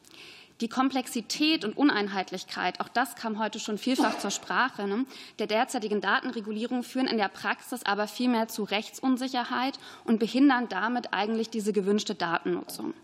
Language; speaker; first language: German; native; German